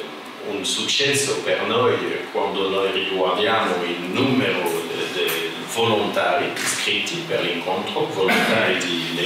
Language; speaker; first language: Italian; non-native, fluent; French